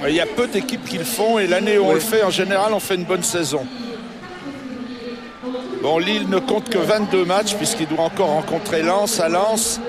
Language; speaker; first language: French; native; French